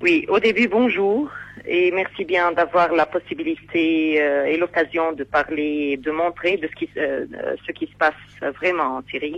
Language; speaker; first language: French; non-native, fluent; Arabic